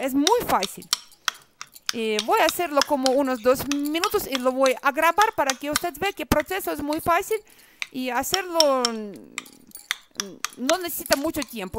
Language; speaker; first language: Spanish; non-native, fluent; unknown